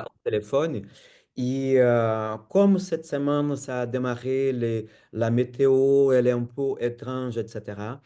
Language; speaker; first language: French; non-native, fluent; Portuguese